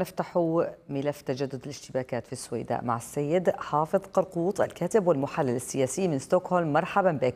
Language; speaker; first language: Arabic; native; Arabic